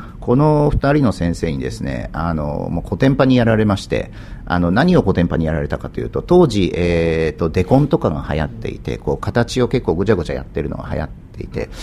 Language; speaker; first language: Japanese; native; Japanese